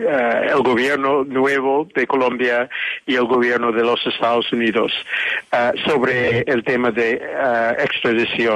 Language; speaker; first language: Spanish; non-native, fluent; English